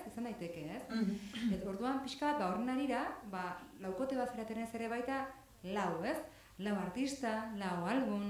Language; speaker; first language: Basque; native; Basque